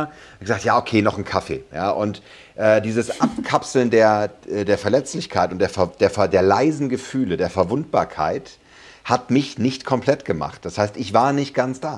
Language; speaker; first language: German; native; German